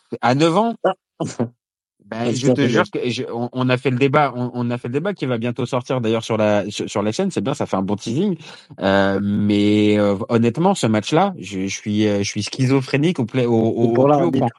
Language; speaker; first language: French; native; French